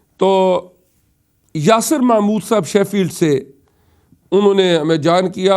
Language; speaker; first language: Urdu; non-native, local second language; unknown